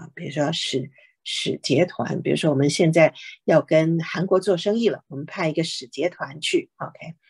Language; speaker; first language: Chinese; native; Chinese